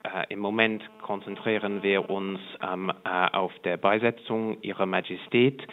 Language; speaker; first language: German; non-native, fluent; English